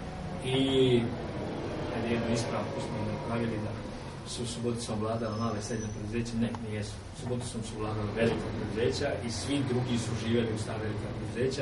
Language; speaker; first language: Serbian; native; Serbian